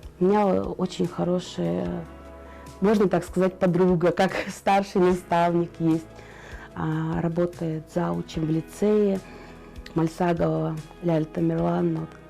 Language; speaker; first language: Russian; native; Russian